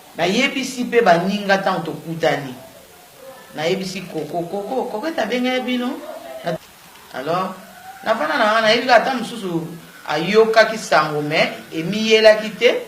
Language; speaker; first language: Lingala; non-native, local second language; Kongo